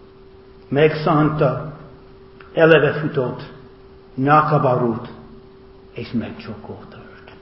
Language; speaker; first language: Hungarian; non-native, fluent; English